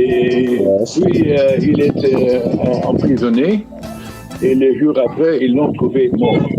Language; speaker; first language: French; non-native, fluent; Dutch